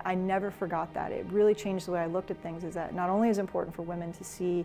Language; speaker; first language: English; native; English